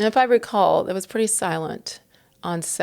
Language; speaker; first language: English; native; English